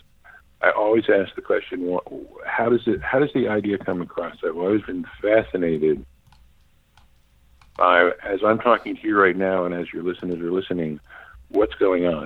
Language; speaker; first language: English; native; English